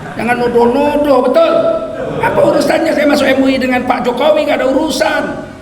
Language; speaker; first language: Indonesian; native; Indonesian